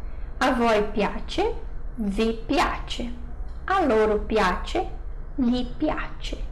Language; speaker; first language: Italian; non-native, fluent; Portuguese